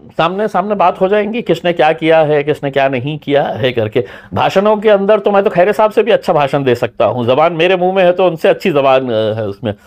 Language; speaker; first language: Hindi; native; Hindi